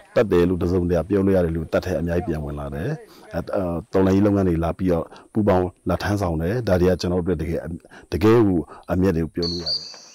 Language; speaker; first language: Burmese; non-native, local second language; Shwe Palaung